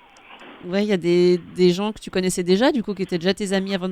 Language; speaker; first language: French; native; French